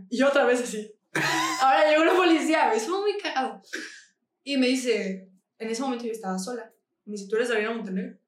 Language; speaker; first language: Spanish; native; Spanish